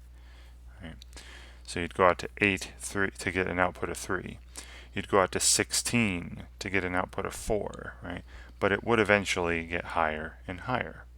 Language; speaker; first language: English; native; English